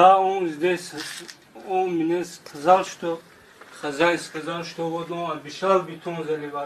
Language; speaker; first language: Russian; non-native, learner; Tajik